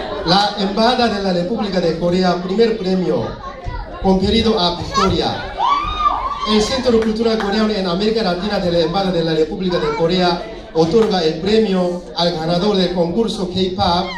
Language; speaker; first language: Spanish; non-native, local second language; Korean